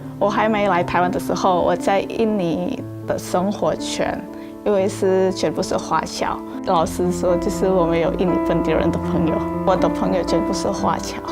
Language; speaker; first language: Chinese; early bilingual, heritage; Chinese